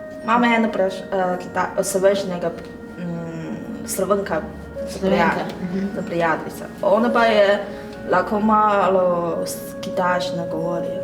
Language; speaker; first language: Slovenian; non-native, learner; Chinese